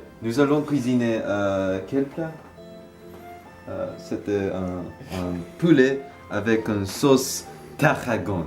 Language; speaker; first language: French; non-native, learner; English